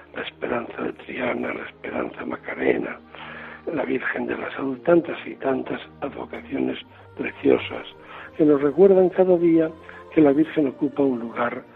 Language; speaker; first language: Spanish; native; Spanish